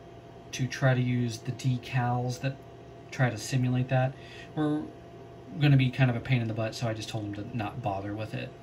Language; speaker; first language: English; native; English